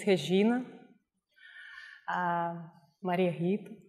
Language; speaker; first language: Portuguese; non-native, fluent; Russian